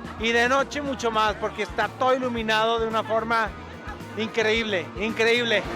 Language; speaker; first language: Spanish; native; Spanish